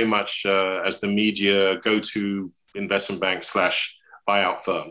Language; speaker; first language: English; native; English